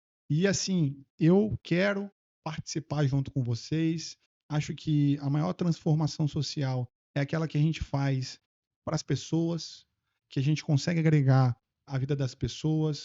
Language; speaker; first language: Portuguese; native; Portuguese